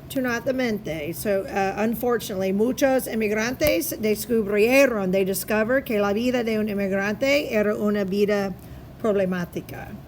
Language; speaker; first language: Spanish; non-native, fluent; English